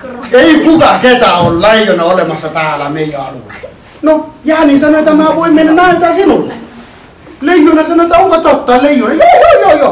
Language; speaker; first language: Finnish; non-native, learner; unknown